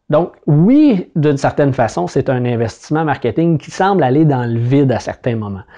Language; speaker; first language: French; native; French